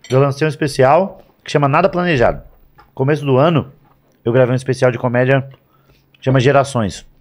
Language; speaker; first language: Portuguese; native; Portuguese